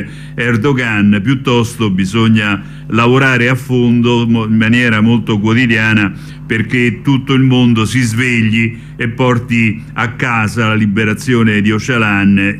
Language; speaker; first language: Italian; native; Italian